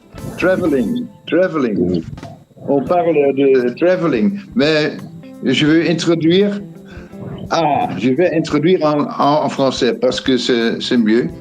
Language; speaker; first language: French; non-native, fluent; Dutch